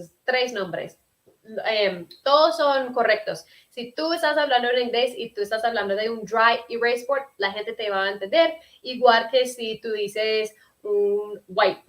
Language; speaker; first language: Spanish; non-native, fluent; English